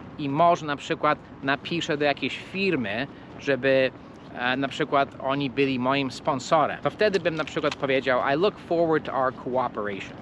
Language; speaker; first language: Polish; non-native, fluent; English